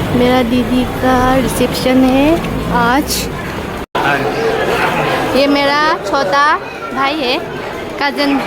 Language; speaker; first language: Hindi; non-native, local second language; Karbi